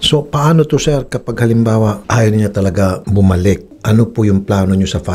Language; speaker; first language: Filipino; native; Filipino